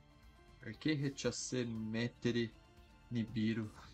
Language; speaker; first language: Italian; non-native, learner; Portuguese